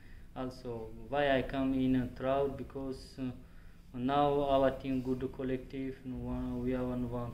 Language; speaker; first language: English; non-native, learner; Tajik